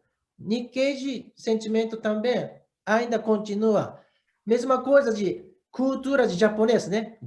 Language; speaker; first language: Portuguese; non-native, learner; Japanese